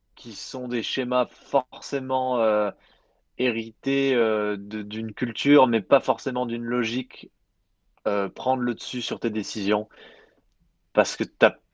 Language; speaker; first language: French; native; French